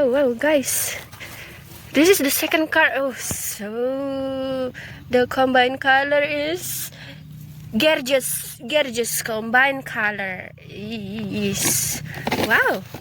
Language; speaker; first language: English; non-native, learner; Indonesian